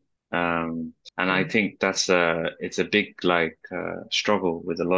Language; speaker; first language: English; native; English